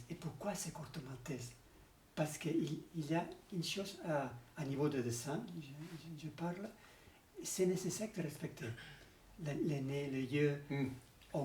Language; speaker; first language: French; non-native, learner; Spanish